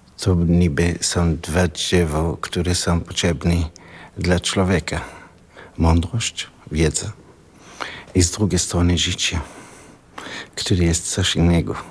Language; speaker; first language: Polish; non-native, learner; Hebrew